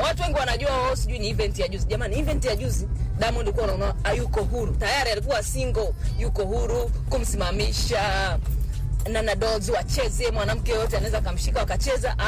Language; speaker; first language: Swahili; native; Swahili